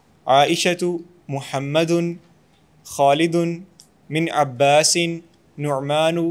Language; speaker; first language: Arabic; non-native, learner; Urdu